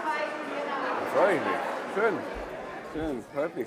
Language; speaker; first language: German; native; German